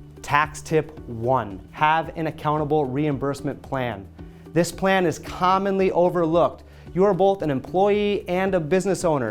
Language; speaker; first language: English; native; English